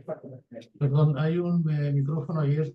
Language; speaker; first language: Spanish; native; Spanish